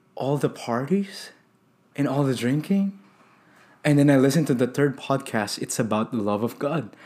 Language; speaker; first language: English; non-native, local second language; Filipino